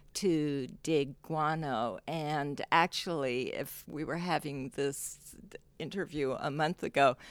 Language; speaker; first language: English; non-native, local second language; Cantonese